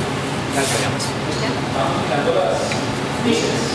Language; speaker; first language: Spanish; native; Spanish